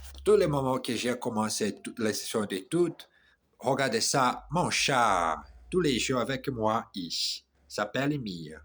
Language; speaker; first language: French; non-native, learner; Portuguese